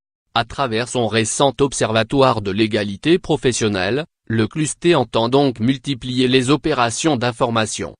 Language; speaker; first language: French; native; French